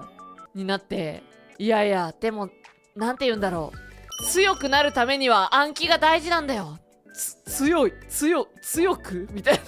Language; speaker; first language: Japanese; native; Japanese